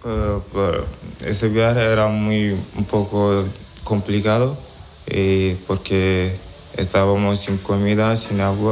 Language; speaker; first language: Spanish; non-native, learner; Wolof